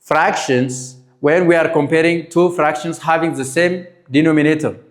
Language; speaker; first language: English; non-native, local second language; Amharic